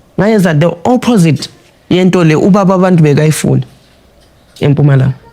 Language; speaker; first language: Zulu; non-native, local second language; Tsonga